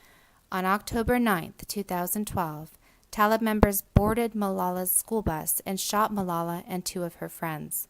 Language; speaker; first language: English; native; English